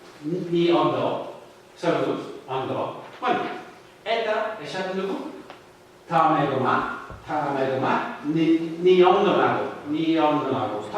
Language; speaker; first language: Basque; non-native, learner; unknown